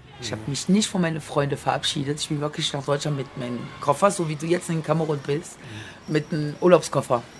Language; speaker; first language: German; early bilingual, other home language; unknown